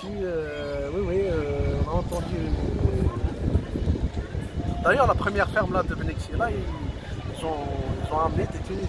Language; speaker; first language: French; non-native, local second language; Kabyle